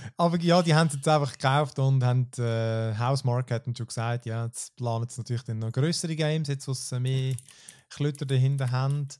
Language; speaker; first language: German; native; German